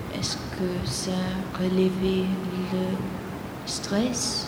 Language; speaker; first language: French; non-native, fluent; Greek